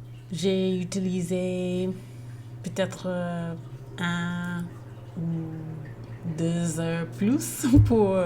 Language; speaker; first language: French; non-native, learner; English